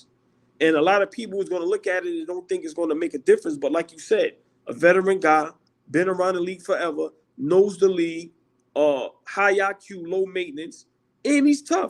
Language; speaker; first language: English; native; English